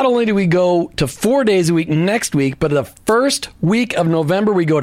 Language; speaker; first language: English; native; English